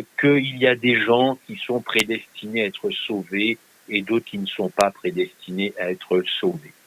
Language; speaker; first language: French; native; French